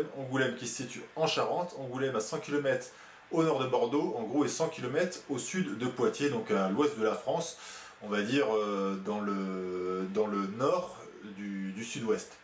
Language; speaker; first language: French; native; French